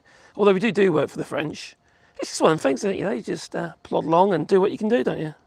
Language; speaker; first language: English; native; English